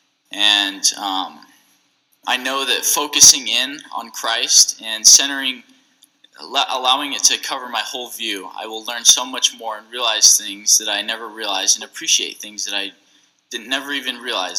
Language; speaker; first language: English; native; English